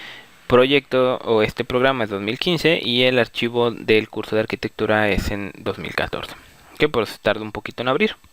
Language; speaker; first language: Spanish; native; Spanish